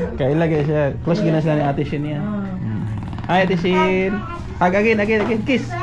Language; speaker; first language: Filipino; non-native, local second language; Cebuano